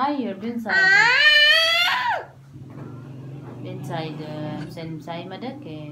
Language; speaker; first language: Turkish; non-native, learner; Filipino